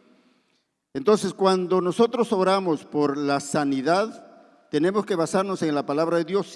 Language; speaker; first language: Spanish; native; Spanish